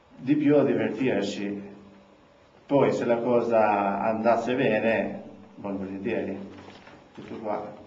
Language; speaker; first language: Italian; non-native, fluent; Albanian